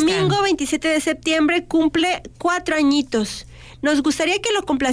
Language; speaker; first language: Spanish; native; Spanish